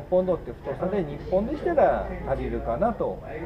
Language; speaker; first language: Japanese; native; Japanese